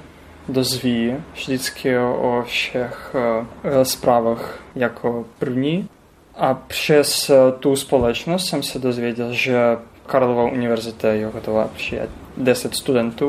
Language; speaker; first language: Czech; non-native, learner; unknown